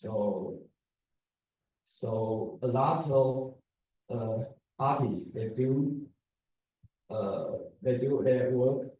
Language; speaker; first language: English; non-native, learner; Chinese